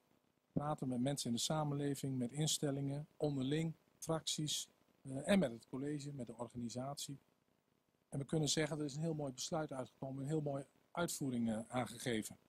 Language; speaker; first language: Dutch; native; Dutch